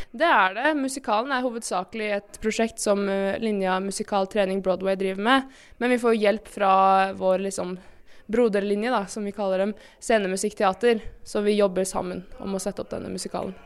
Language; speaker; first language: Norwegian; native; Norwegian